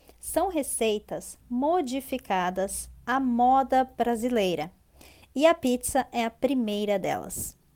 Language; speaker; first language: Portuguese; native; Portuguese